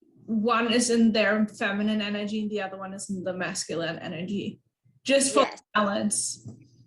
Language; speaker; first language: English; non-native, fluent; German